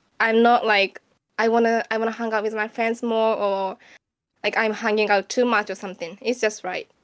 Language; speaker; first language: English; non-native, fluent; Japanese